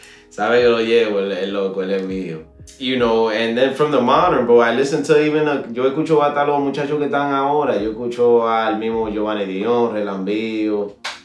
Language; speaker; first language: Spanish; early bilingual, heritage; Spanish